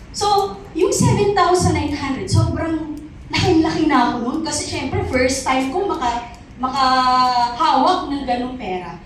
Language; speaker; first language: Filipino; non-native, local second language; Masbatenyo